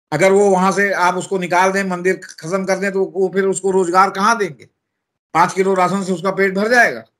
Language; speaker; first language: Hindi; native; Hindi